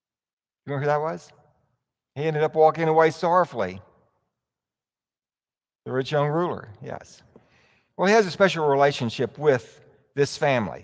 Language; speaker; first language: English; native; English